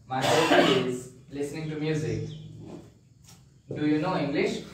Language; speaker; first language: English; non-native, learner; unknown